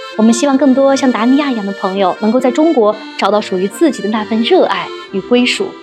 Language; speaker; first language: Chinese; native; Chinese